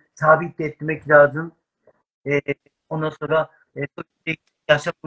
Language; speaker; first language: Turkish; non-native, learner; Japanese